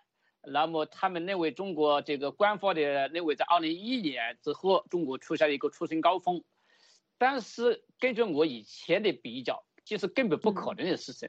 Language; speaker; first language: Chinese; native; Chinese